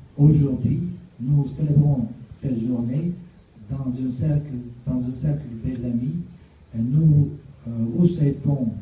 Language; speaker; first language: French; non-native, fluent; Russian